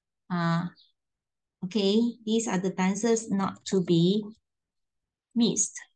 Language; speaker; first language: English; non-native, local second language; Chinese